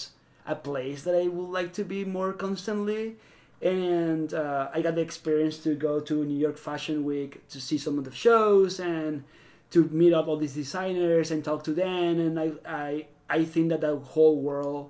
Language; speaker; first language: English; non-native, fluent; Spanish